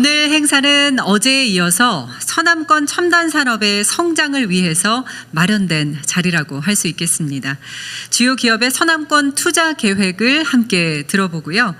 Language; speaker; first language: Korean; native; Korean